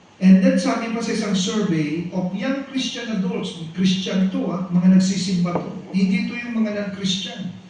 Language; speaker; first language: Filipino; non-native, local second language; Cebuano